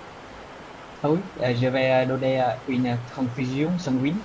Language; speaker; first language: French; non-native, learner; Vietnamese